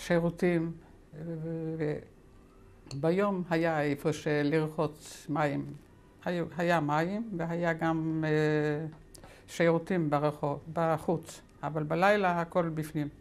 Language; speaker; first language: Hebrew; non-native, fluent; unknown